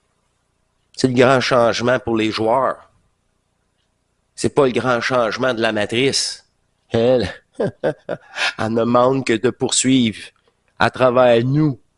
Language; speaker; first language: French; native; French